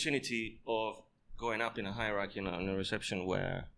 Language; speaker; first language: English; non-native, fluent; Italian